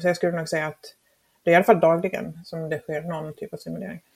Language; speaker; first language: Swedish; non-native, fluent; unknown